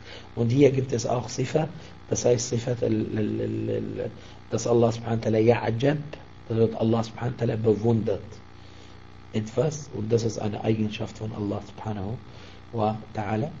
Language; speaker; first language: German; non-native, fluent; Arabic